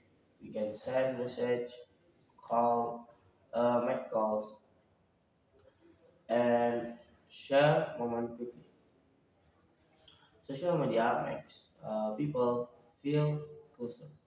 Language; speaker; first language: English; non-native, learner; Indonesian